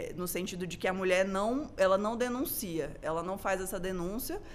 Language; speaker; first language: Portuguese; native; Portuguese